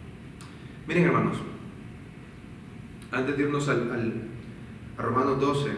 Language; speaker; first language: Spanish; native; Spanish